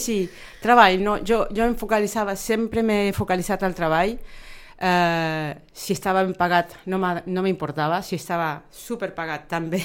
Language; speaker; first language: Catalan; non-native, fluent; Spanish